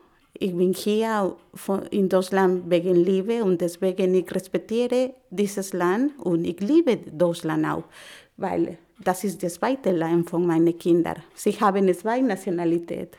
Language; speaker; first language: German; non-native, learner; Spanish